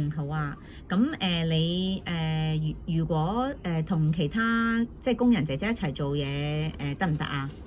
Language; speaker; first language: Cantonese; native; Cantonese